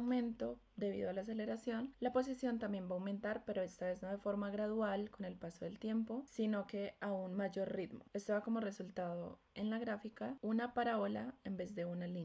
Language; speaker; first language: Spanish; native; Spanish